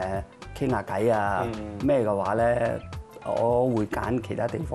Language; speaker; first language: Cantonese; non-native, fluent; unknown